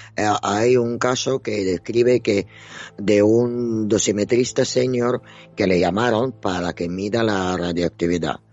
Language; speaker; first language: Spanish; non-native, fluent; Russian